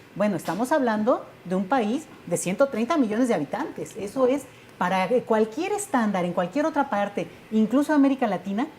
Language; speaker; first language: Spanish; native; Spanish